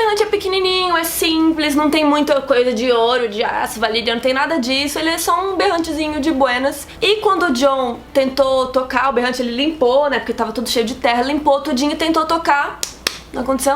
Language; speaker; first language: Portuguese; native; Portuguese